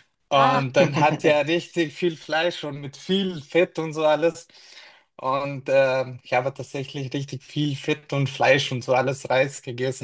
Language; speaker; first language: German; non-native, fluent; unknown